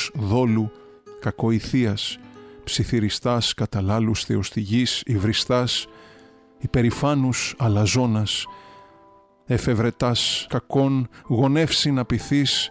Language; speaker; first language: Greek; native; Greek